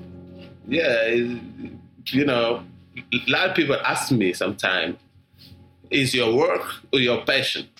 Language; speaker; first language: English; non-native, learner; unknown